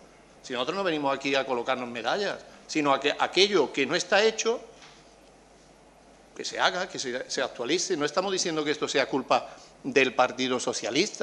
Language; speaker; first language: Spanish; native; Spanish